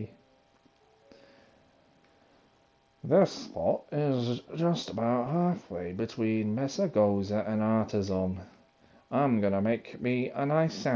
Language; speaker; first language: English; native; English